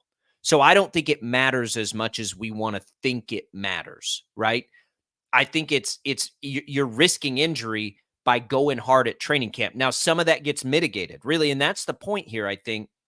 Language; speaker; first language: English; native; English